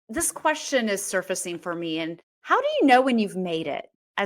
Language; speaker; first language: English; native; English